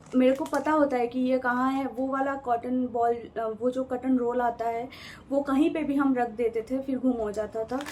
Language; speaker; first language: Hindi; non-native, local second language; Bangla